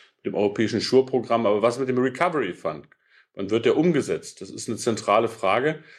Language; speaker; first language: German; native; German